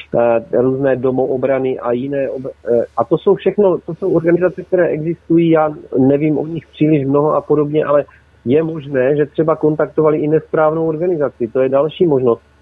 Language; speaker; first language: Czech; native; Czech